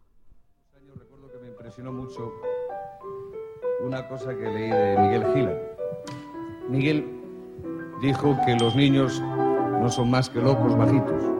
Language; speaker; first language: Spanish; native; Spanish